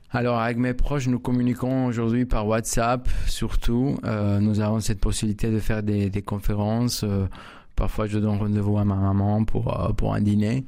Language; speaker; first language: French; non-native, fluent; Spanish